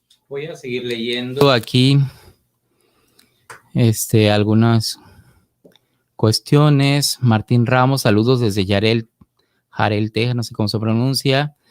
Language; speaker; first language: Spanish; native; Spanish